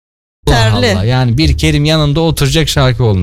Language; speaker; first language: Turkish; native; Turkish